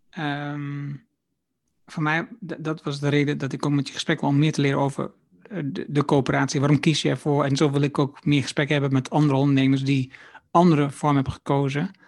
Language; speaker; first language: Dutch; native; Dutch